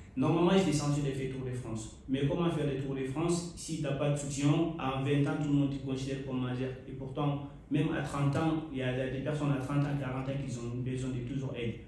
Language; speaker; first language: French; non-native, local second language; Fula